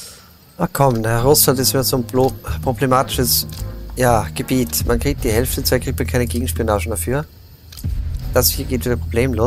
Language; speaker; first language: German; native; German